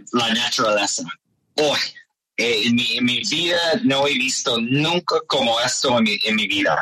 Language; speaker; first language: Spanish; non-native, learner; English